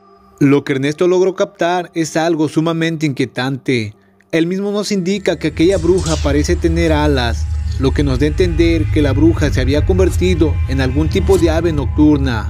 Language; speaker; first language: Spanish; native; Spanish